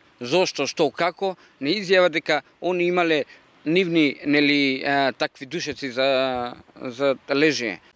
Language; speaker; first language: Macedonian; native; Macedonian